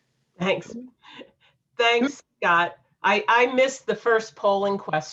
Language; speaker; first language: English; native; English